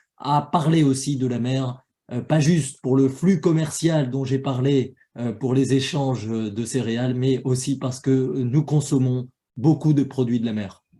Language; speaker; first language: French; native; French